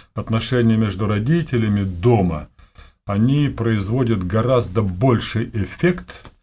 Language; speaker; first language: Russian; native; Russian